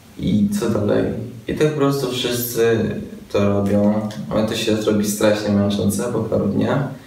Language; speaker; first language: Polish; early bilingual, other home language; Chechen